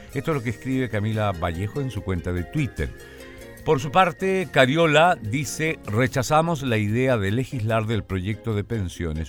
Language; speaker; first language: Spanish; native; Spanish